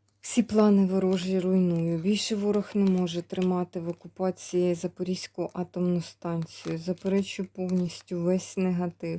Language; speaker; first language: Ukrainian; native; Ukrainian